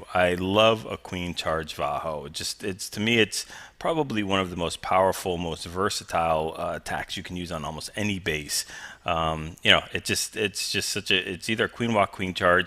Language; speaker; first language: English; native; English